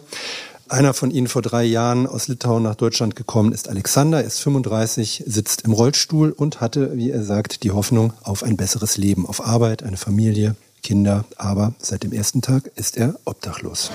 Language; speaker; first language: German; native; German